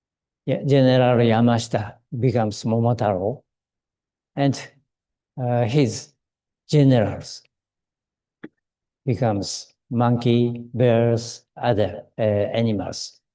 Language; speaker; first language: English; non-native, learner; Japanese